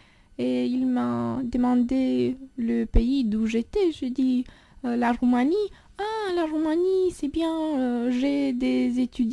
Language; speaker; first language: French; non-native, fluent; Romanian